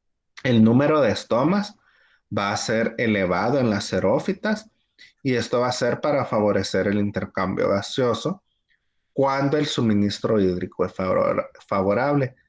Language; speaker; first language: Spanish; native; Spanish